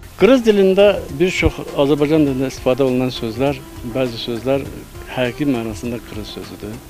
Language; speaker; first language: Azerbaijani; non-native, local second language; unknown